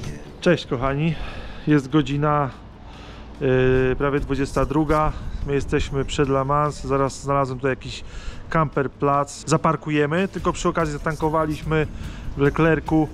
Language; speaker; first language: Polish; native; Polish